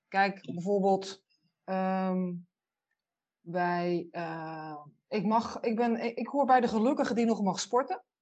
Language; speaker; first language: Dutch; native; Dutch